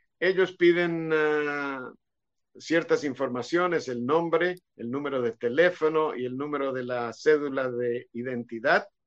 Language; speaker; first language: Spanish; non-native, fluent; Hebrew